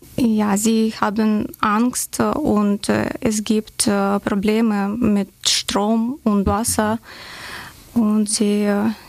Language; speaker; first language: German; non-native, learner; Ukrainian